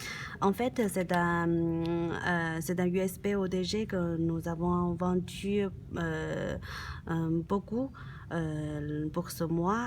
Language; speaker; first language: French; non-native, learner; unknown